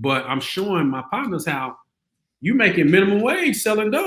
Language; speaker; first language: English; native; English